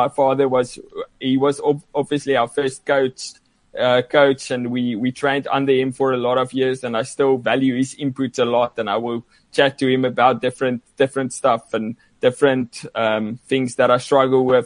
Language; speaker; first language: English; non-native, local second language; Afrikaans